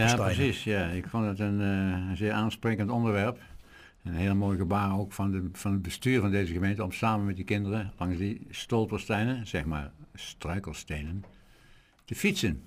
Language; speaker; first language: Dutch; native; Dutch